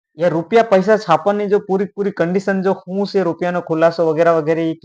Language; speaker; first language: Gujarati; non-native, local second language; Bhili